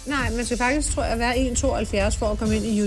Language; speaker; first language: Danish; native; Danish